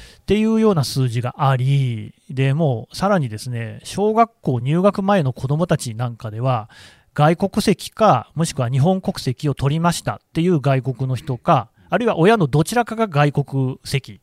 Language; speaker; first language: Japanese; native; Japanese